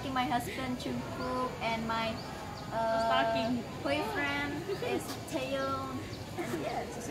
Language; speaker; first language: English; non-native, learner; Indonesian